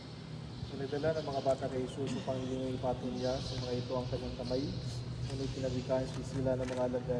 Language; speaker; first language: Filipino; native; Filipino